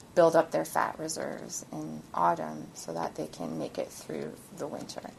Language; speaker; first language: English; early bilingual, other home language; Persian